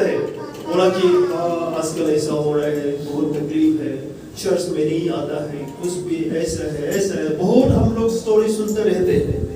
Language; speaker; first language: Hindi; non-native, local second language; Bodo